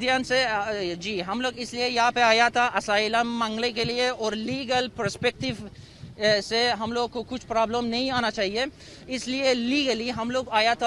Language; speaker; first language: Hindi; non-native, fluent; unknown